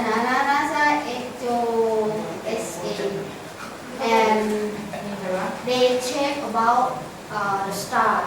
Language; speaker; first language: English; non-native, learner; Thai